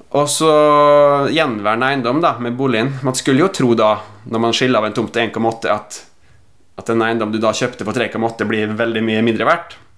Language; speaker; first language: Norwegian; native; Norwegian